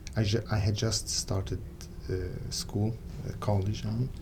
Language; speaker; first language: English; non-native, fluent; Arabic